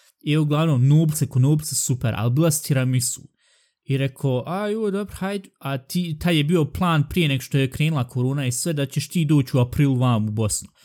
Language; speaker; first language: Bosnian; early bilingual, heritage; Bosnian